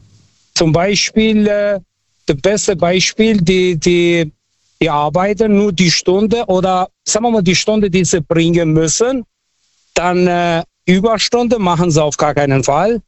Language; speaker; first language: German; non-native, fluent; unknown